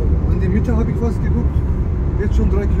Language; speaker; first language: German; early bilingual, other home language; Turkish